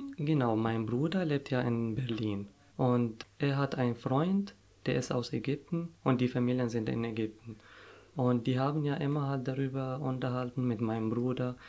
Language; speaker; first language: German; non-native, fluent; Arabic